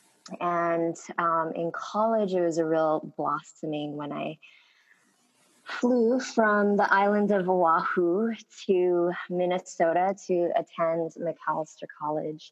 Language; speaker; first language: English; early bilingual, other home language; Korean